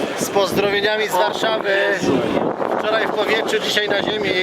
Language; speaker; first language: Polish; native; Polish